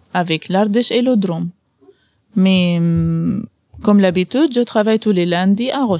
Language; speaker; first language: French; non-native, learner; Arabic